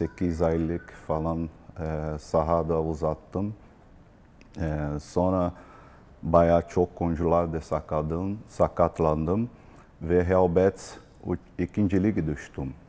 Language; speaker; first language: Turkish; non-native, learner; Portuguese